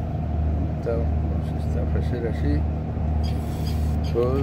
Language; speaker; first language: Portuguese; native; Portuguese